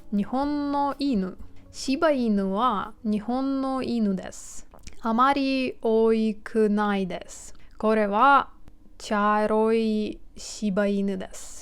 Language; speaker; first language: Japanese; non-native, learner; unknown